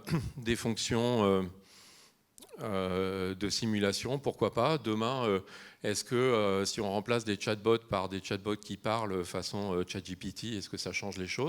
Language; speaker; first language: French; native; French